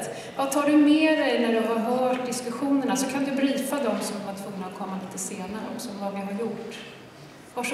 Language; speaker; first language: Swedish; native; Swedish